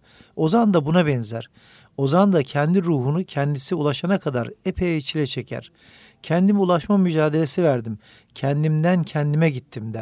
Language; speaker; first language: Turkish; native; Turkish